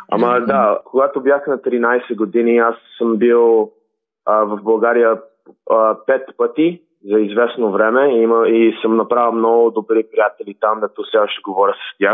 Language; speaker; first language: Bulgarian; early bilingual, heritage; Bulgarian